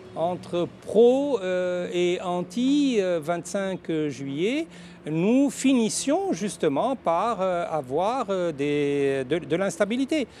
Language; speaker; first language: French; non-native, local second language; Arabic